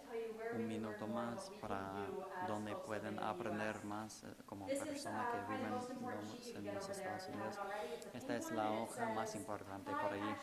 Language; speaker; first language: Spanish; non-native, fluent; English